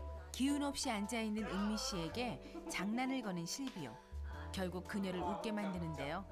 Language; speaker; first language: Korean; native; Korean